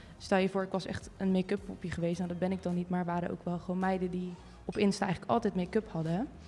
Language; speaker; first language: Dutch; native; Dutch